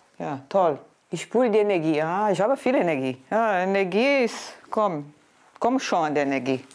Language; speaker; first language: German; non-native, learner; Portuguese